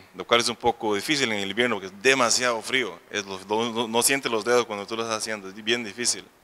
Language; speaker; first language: Spanish; native; Spanish